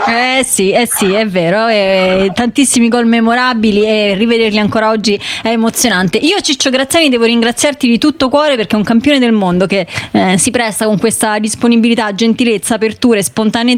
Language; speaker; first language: Italian; native; Italian